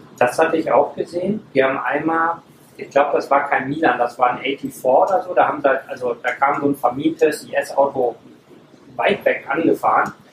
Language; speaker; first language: German; native; German